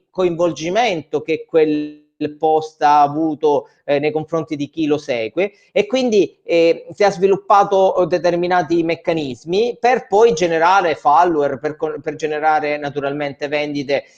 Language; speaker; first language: Italian; native; Italian